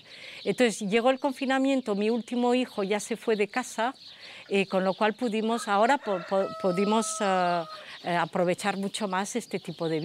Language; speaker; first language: Spanish; non-native, fluent; French